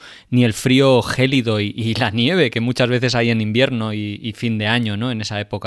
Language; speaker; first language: Spanish; native; Spanish